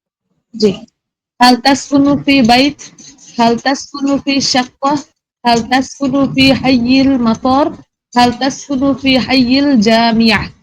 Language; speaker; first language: Arabic; non-native, learner; Bangla